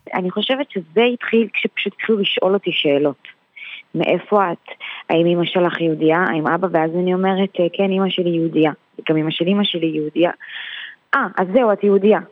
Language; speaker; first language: Hebrew; non-native, fluent; Russian